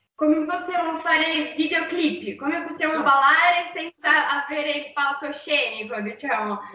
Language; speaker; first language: Italian; non-native, fluent; Portuguese